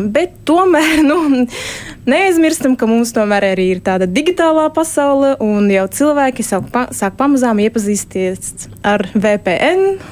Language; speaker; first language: Latvian; early bilingual, heritage; Russian